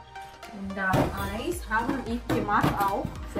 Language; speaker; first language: German; non-native, learner; Thai